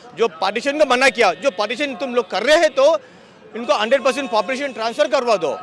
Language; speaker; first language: Hindi; non-native, local second language; Kannada